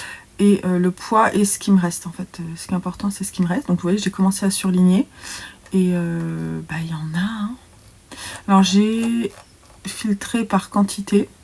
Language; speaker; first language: French; native; French